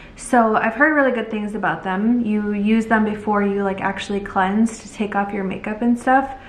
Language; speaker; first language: English; native; English